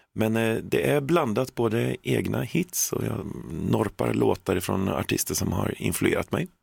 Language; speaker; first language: Swedish; native; Swedish